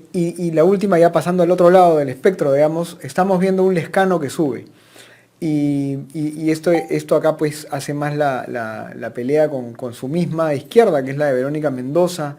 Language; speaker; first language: Spanish; native; Spanish